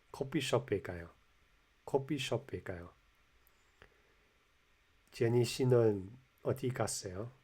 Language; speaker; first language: Korean; non-native, learner; English